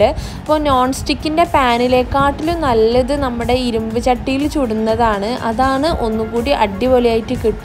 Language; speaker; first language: Malayalam; native; Malayalam